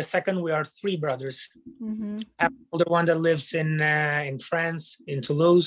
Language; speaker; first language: English; non-native, fluent; Italian